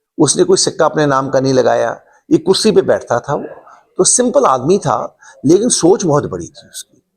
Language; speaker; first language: Hindi; non-native, local second language; Punjabi